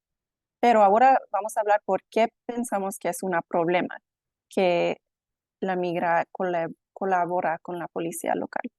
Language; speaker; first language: Spanish; non-native, fluent; English